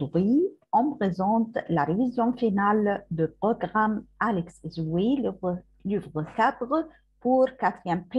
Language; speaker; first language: French; non-native, learner; Arabic